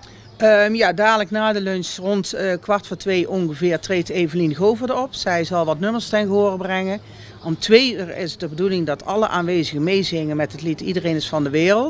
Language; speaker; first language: Dutch; native; Dutch